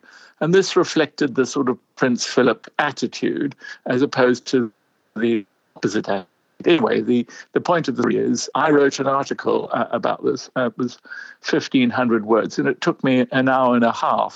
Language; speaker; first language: English; native; English